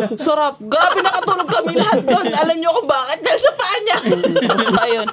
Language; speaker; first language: Filipino; native; Filipino